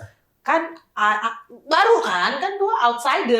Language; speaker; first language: Indonesian; native; Indonesian